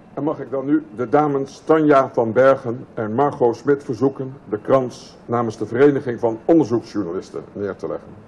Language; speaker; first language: Dutch; native; Dutch